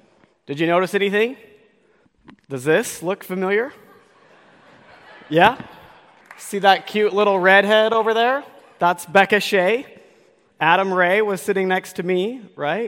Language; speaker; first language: English; native; English